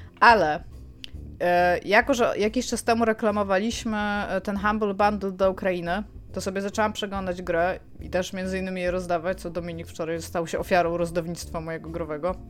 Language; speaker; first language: Polish; native; Polish